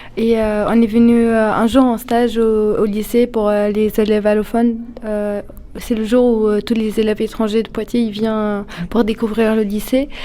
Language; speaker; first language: French; early bilingual, other home language; Kurdish